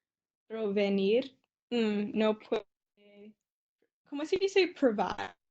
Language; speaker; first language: Spanish; non-native, learner; English